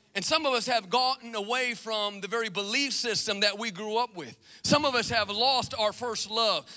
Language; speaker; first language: English; native; English